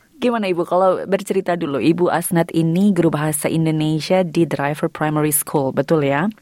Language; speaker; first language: Indonesian; native; Indonesian